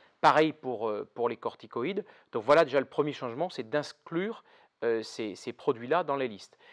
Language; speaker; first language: French; native; French